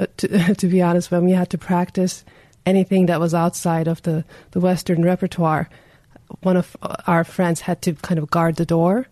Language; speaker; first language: English; non-native, fluent; Turkish